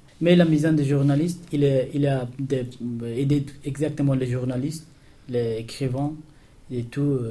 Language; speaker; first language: French; non-native, learner; Persian